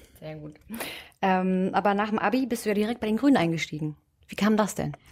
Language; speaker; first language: German; native; German